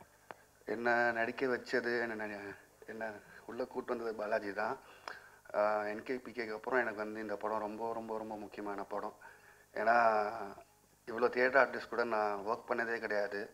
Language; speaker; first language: Tamil; non-native, local second language; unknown